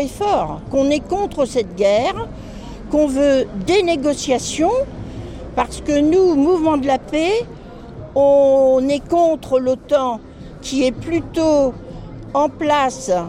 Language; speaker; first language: French; native; French